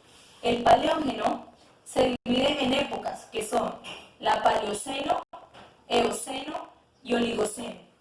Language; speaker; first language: Spanish; native; Spanish